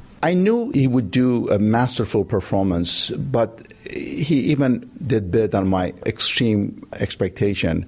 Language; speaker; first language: English; non-native, fluent; Persian